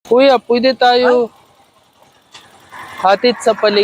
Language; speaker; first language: Filipino; non-native, learner; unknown